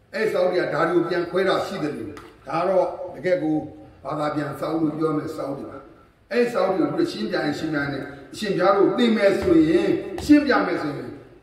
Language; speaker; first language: Burmese; native; Burmese